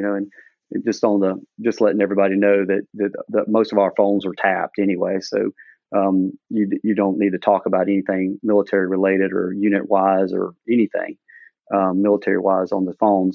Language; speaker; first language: English; native; English